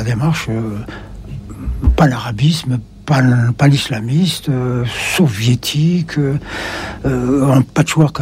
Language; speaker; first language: French; non-native, local second language; Arabic